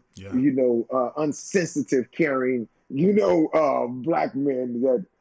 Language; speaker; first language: English; native; English